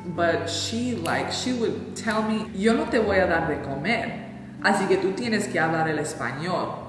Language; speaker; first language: Spanish; early bilingual, heritage; Spanish